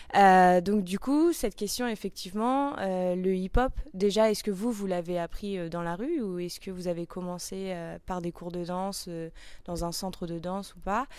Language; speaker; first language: French; native; French